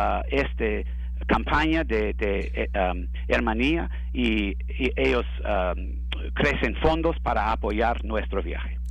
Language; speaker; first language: Spanish; non-native, learner; English